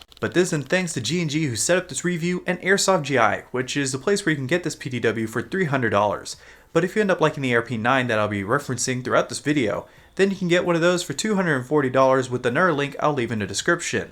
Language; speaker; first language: English; native; English